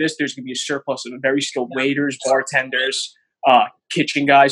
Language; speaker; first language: English; native; English